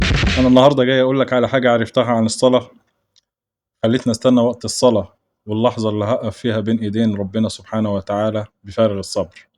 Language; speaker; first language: Arabic; native; Arabic